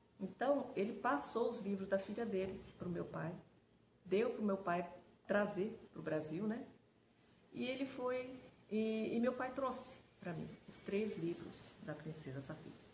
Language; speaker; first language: Portuguese; early bilingual, other home language; Japanese